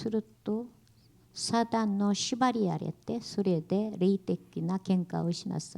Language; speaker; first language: Japanese; non-native, learner; Korean